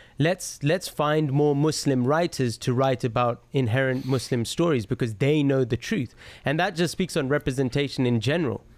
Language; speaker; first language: English; native; English